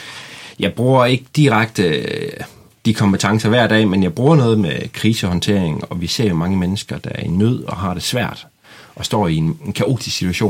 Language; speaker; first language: Danish; native; Danish